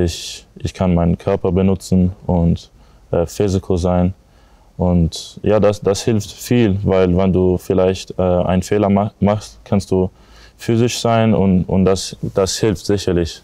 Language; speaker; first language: German; non-native, learner; English